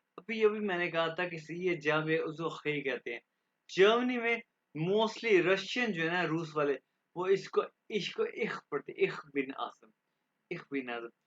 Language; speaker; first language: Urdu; native; Urdu